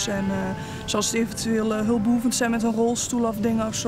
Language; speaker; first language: Dutch; native; Dutch